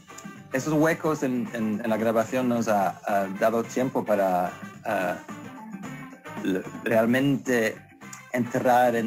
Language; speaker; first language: Spanish; non-native, fluent; Swedish